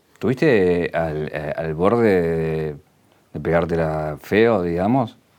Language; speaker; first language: Spanish; native; Spanish